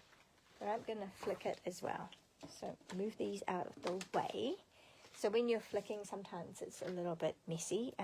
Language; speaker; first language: English; native; English